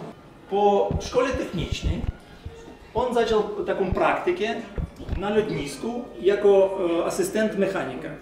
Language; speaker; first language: Polish; non-native, fluent; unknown